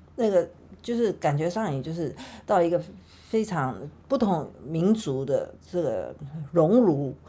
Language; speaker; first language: Chinese; native; Chinese